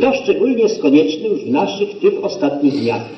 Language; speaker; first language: Polish; native; Polish